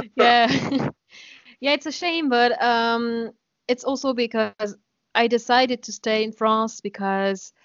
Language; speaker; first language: English; non-native, fluent; French